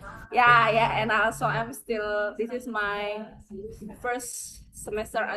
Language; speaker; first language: English; non-native, fluent; Indonesian